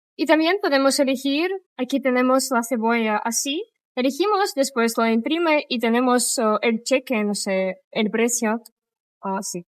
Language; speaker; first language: Spanish; non-native, fluent; Russian